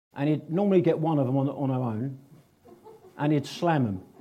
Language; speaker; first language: English; native; English